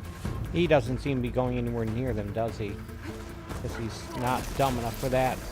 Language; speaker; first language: English; native; English